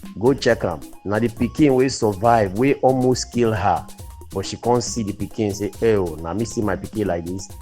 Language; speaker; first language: Nigerian Pidgin; native; Nigerian Pidgin